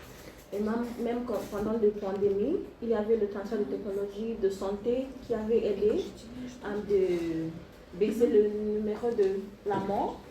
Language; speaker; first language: French; non-native, learner; English